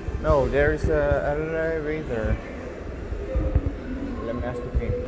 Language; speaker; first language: English; non-native, local second language; Filipino